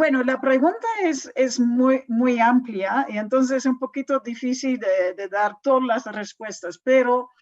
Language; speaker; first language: Spanish; non-native, fluent; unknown